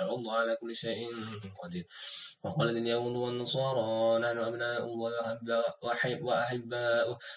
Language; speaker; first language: Arabic; non-native, learner; Indonesian